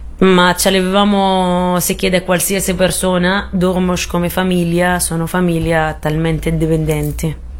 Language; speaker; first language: Italian; non-native, fluent; Arabic